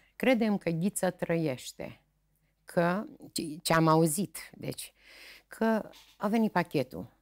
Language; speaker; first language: Romanian; native; Romanian